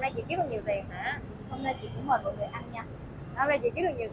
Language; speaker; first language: Chinese; non-native, learner; Vietnamese